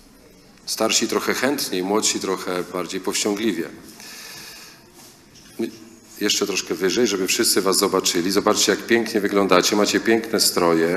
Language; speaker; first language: Polish; native; Polish